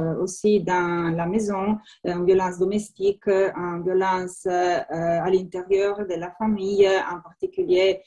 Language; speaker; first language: French; non-native, learner; Italian